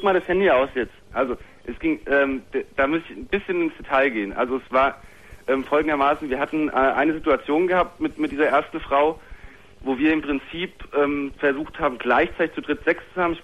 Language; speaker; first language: German; native; German